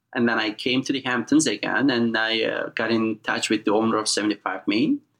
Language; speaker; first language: English; non-native, fluent; Turkish